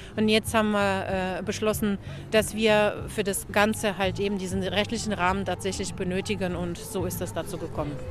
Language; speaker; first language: German; non-native, fluent; Ukrainian